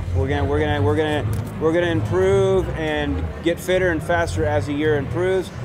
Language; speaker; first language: English; native; English